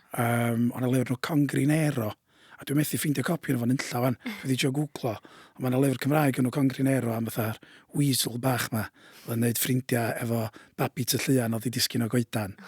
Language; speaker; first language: Welsh; native; Welsh